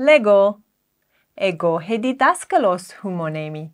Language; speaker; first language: Greek; non-native, fluent; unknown